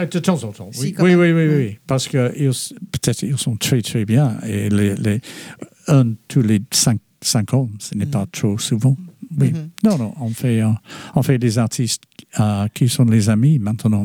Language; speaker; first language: French; non-native, fluent; English